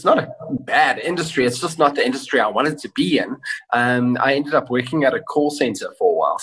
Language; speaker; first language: English; native; English